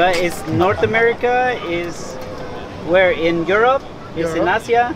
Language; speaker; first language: English; non-native, fluent; Spanish